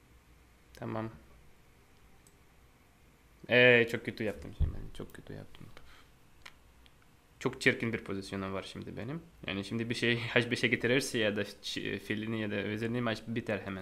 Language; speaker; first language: Turkish; non-native, fluent; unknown